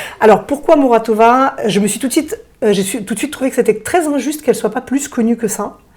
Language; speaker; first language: French; early bilingual, other home language; Russian